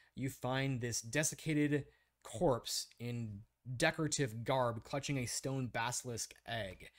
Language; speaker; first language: English; native; English